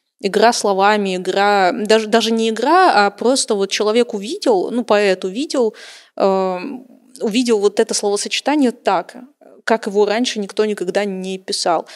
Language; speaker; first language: Russian; native; Russian